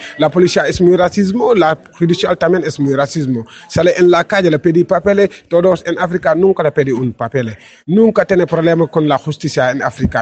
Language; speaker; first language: Spanish; non-native, learner; Wolof